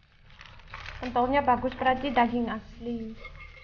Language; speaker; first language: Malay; non-native, fluent; Russian